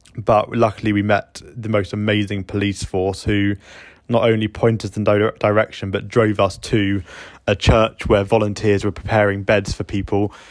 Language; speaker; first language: English; native; English